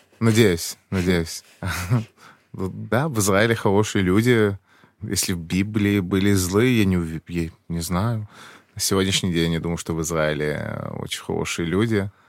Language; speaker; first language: Russian; early bilingual, heritage; Russian